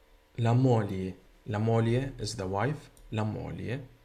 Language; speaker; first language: Italian; non-native, learner; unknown